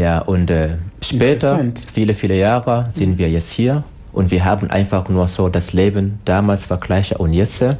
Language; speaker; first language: German; non-native, learner; Swahili